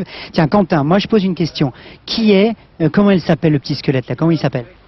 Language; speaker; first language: French; native; French